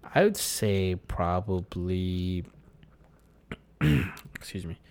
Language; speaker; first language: English; early bilingual, other home language; Spanish